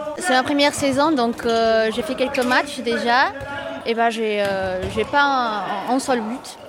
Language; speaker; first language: French; non-native, fluent; Portuguese